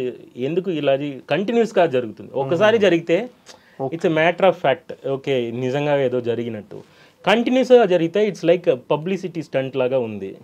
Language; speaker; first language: Telugu; non-native, local second language; Tamil